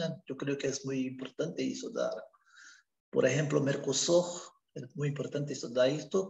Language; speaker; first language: Spanish; non-native, learner; Portuguese